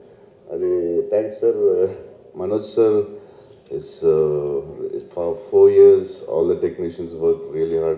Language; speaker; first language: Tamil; non-native, learner; Telugu